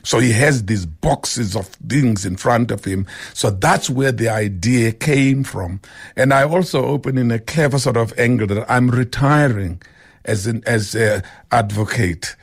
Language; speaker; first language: English; non-native, local second language; Xhosa